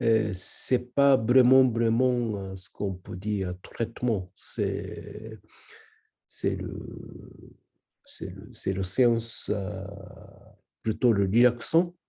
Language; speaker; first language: French; non-native, learner; Japanese